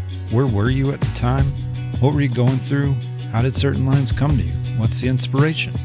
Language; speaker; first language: English; native; English